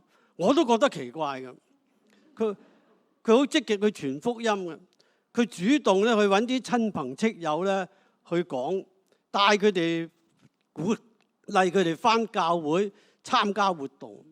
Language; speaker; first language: Cantonese; native; Cantonese